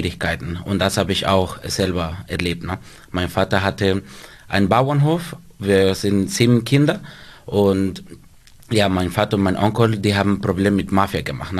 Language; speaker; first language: German; non-native, fluent; Spanish